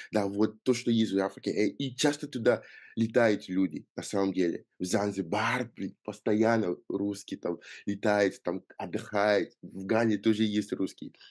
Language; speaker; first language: Russian; non-native, fluent; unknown